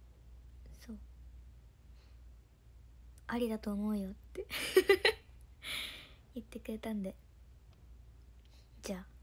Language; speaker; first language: Japanese; native; Japanese